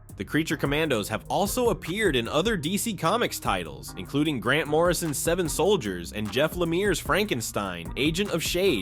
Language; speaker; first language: English; native; English